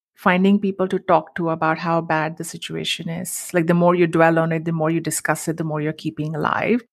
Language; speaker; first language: English; non-native, local second language; Hindi